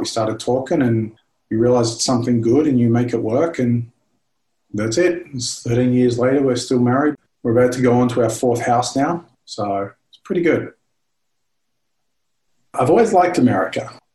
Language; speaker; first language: English; native; English